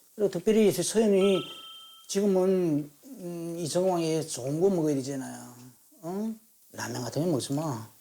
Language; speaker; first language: Korean; early bilingual, heritage; Korean